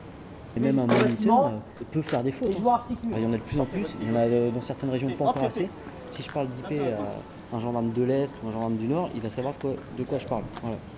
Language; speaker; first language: French; native; French